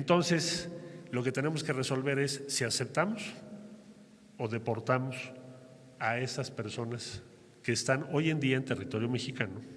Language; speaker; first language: Spanish; native; Spanish